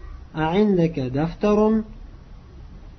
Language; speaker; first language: Arabic; non-native, fluent; Uzbek